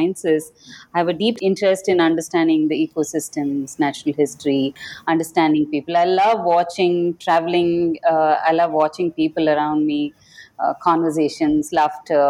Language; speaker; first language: English; non-native, local second language; Kannada